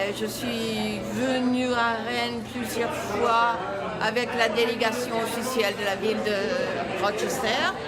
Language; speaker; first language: French; non-native, fluent; English